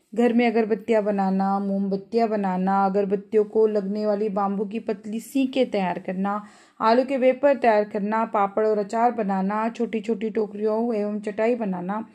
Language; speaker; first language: Hindi; non-native, local second language; Marathi